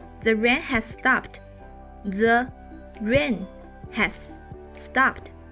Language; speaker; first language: English; non-native, fluent; Chinese